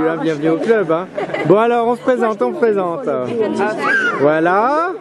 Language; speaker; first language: French; native; French